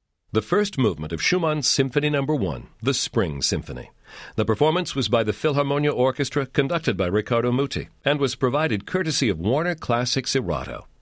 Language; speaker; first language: English; native; English